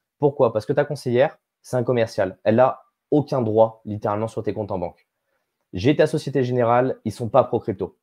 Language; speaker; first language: French; native; French